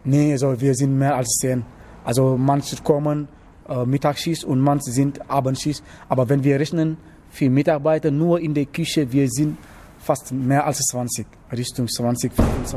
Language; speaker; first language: German; non-native, learner; Wolof